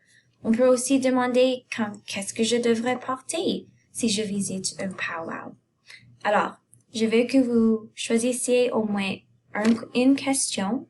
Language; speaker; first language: French; non-native, fluent; English